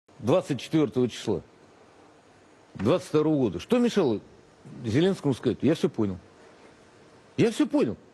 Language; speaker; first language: Russian; native; Russian